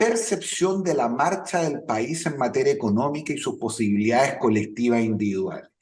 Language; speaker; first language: Spanish; native; Spanish